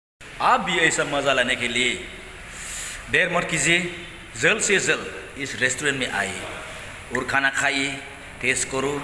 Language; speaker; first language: Hindi; non-native, local second language; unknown